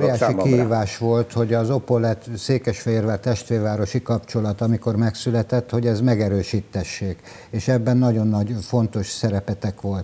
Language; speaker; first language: Hungarian; native; Hungarian